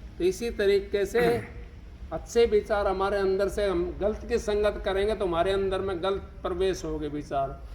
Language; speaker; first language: Hindi; native; Hindi